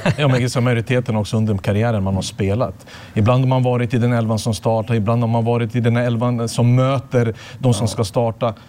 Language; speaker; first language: Swedish; early bilingual, other home language; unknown